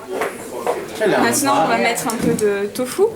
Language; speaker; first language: French; non-native, fluent; Chinese